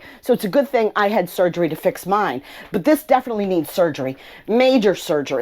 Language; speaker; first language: English; native; English